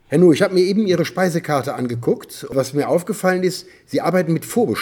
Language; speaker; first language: German; native; German